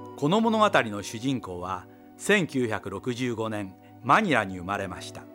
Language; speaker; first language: Japanese; native; Japanese